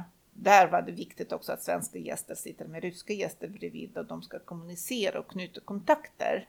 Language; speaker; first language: Swedish; non-native, fluent; Russian